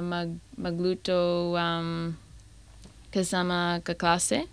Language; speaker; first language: Filipino; non-native, learner; English